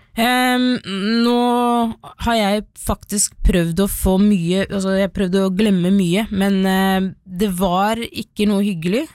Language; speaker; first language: Norwegian; early bilingual, other home language; Somali